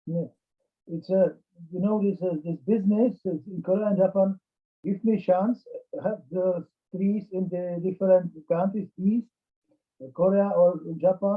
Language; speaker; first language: English; non-native, learner; Czech